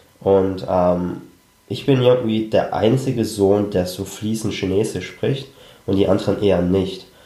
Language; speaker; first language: German; early bilingual, other home language; Cantonese